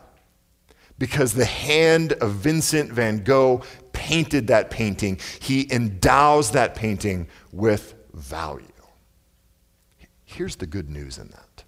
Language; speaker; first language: English; native; English